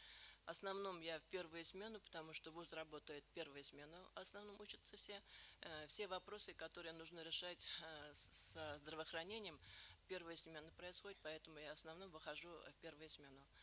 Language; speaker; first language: Russian; native; Russian